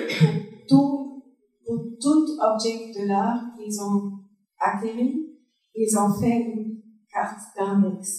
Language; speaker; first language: French; non-native, fluent; German